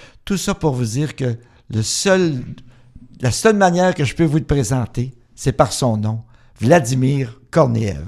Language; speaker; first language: French; native; French